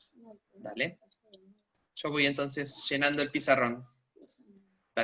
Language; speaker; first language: Spanish; native; Spanish